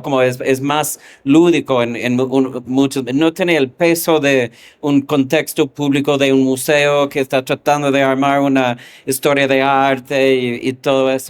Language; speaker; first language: Spanish; non-native, fluent; English